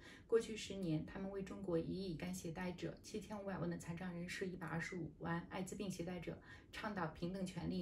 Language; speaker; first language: Chinese; native; Chinese